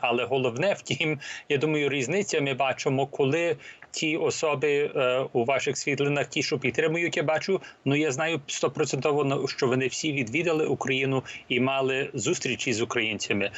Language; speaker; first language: Ukrainian; early bilingual, heritage; Ukrainian